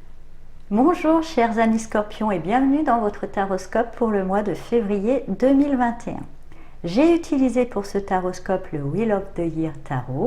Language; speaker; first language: French; native; French